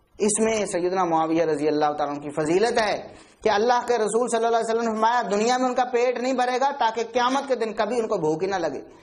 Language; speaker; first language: Urdu; non-native, local second language; Punjabi